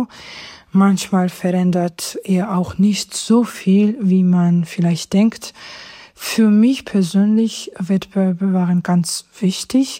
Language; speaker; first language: German; non-native, fluent; Georgian